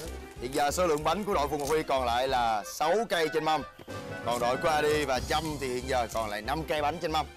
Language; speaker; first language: Vietnamese; native; Vietnamese